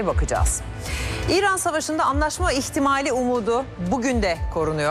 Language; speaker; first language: Turkish; native; Turkish